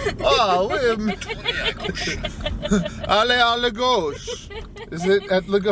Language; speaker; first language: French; non-native, learner; English